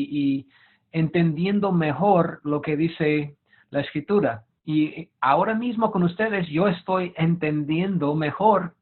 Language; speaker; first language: Spanish; non-native, fluent; English